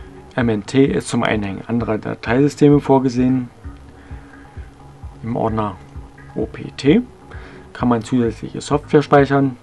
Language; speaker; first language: German; native; German